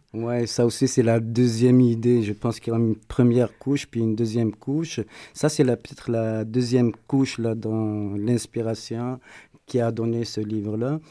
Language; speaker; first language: French; non-native, local second language; Berber languages